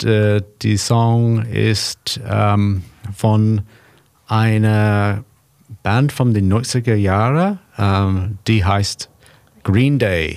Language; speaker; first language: German; non-native, learner; English